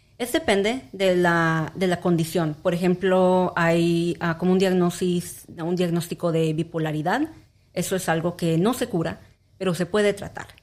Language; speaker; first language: Spanish; early bilingual, heritage; Spanish